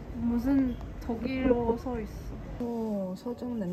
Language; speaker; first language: Korean; non-native, learner; Chinese